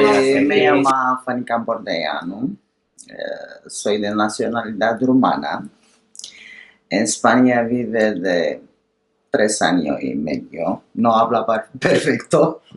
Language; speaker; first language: Spanish; non-native, learner; Romanian